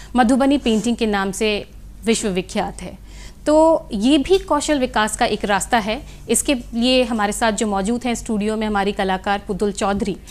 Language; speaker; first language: Hindi; native; Hindi